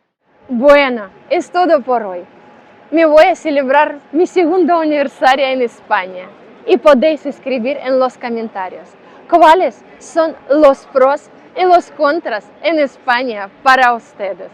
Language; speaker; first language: Spanish; non-native, learner; Russian